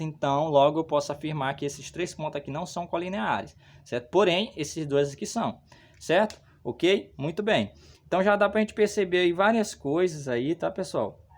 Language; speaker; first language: Portuguese; native; Portuguese